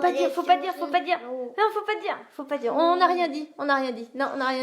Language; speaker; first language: French; native; French